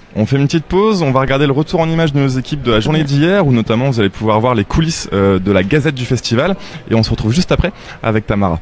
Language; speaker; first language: French; native; French